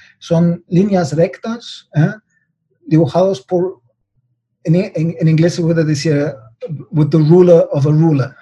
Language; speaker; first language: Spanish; non-native, fluent; German